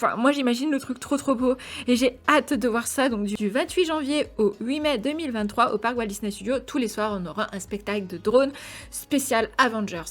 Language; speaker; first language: French; native; French